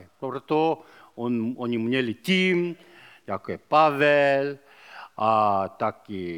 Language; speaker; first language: Czech; non-native, learner; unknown